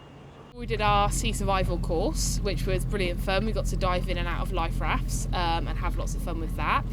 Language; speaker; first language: English; native; English